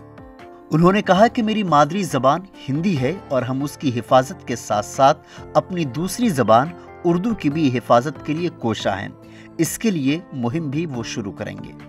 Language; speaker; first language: Hindi; native; Hindi